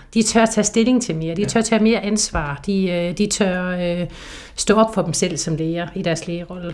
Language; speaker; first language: Danish; native; Danish